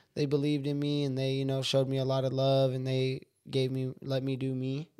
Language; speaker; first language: English; native; English